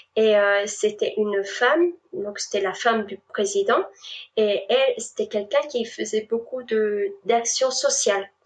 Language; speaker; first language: French; non-native, fluent; Spanish